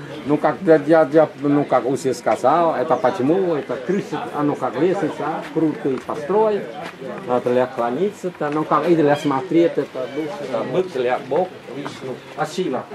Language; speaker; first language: Russian; non-native, learner; Khmer